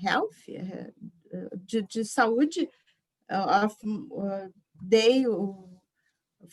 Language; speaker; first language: English; non-native, learner; Portuguese